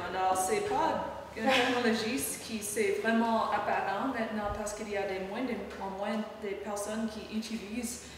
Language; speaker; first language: French; non-native, learner; English